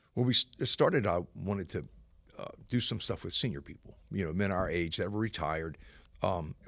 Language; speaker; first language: English; native; English